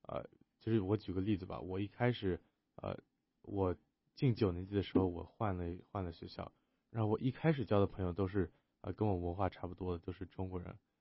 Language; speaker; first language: Chinese; early bilingual, heritage; Chinese